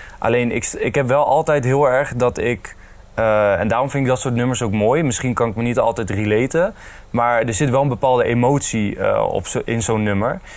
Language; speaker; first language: Dutch; native; Dutch